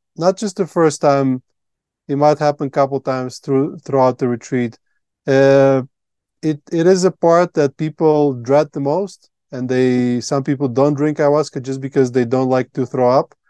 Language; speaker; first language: English; non-native, fluent; Latvian